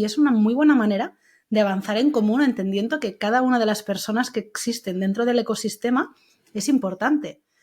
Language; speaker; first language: Spanish; native; Spanish